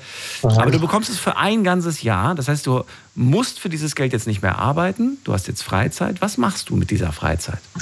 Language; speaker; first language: German; native; German